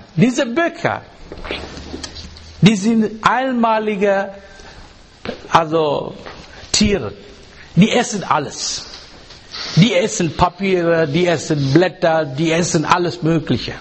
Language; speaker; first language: German; non-native, learner; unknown